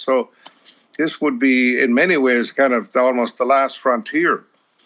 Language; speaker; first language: English; native; English